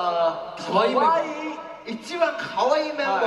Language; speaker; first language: Japanese; non-native, learner; Korean